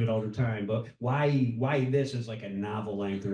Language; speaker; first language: English; native; English